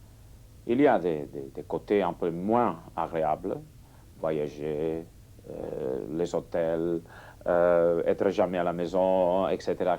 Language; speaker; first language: French; non-native, fluent; Catalan